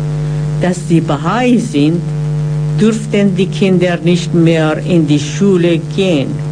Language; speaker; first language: German; non-native, fluent; Persian